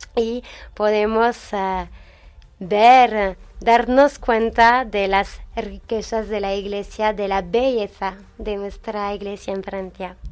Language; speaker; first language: Spanish; non-native, fluent; French